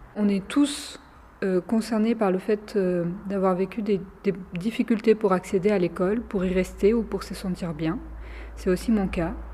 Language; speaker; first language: French; early bilingual, other home language; Romany